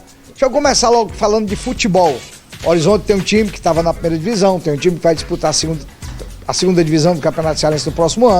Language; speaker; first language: Portuguese; native; Portuguese